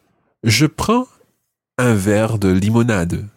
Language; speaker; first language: French; non-native, fluent; English